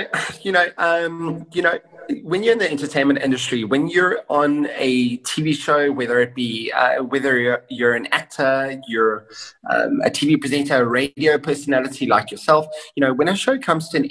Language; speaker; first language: English; native; English